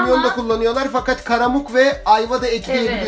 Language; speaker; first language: Turkish; native; Turkish